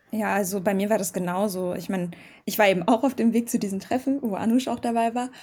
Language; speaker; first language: German; early bilingual, other home language; Armenian